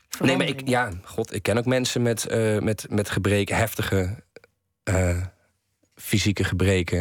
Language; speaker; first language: Dutch; native; Dutch